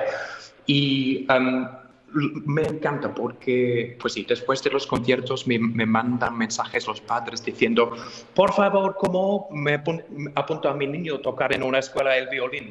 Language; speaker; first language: Spanish; non-native, fluent; English